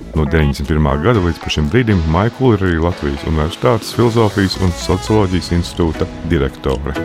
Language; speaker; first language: Latvian; native; Latvian